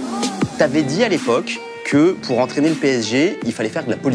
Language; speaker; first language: French; native; French